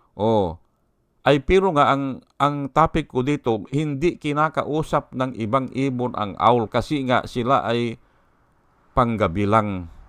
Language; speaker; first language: Filipino; non-native, local second language; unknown